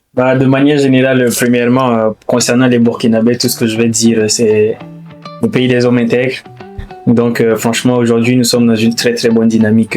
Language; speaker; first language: French; non-native, local second language; Fula